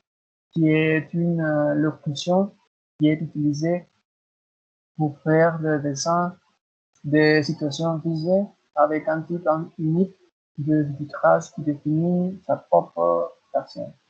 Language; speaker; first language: French; non-native, learner; Spanish